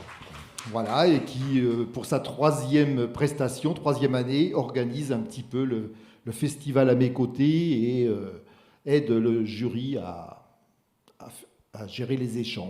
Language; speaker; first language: French; native; French